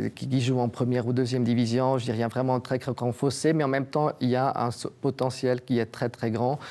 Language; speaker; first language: French; native; French